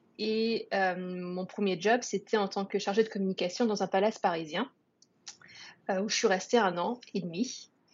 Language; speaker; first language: French; native; French